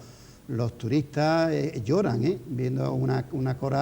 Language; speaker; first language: Spanish; native; Spanish